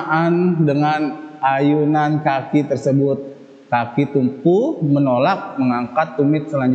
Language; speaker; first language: Indonesian; native; Indonesian